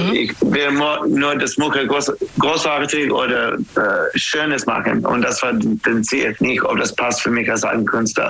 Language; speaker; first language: German; non-native, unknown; English